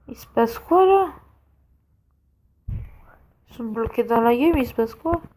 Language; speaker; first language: French; native; French